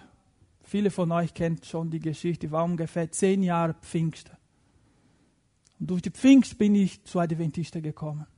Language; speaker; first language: German; non-native, fluent; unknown